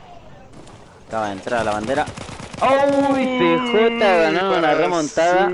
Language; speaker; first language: Spanish; native; Spanish